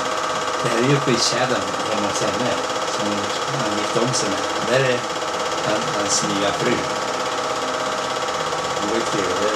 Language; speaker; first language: Swedish; native; Swedish